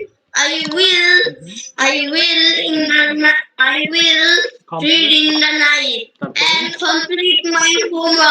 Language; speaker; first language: English; non-native, learner; Bangla